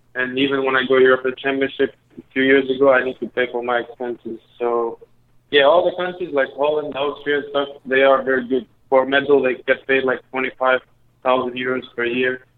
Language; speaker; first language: English; early bilingual, other home language; Albanian